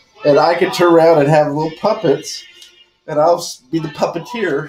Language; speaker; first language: English; native; English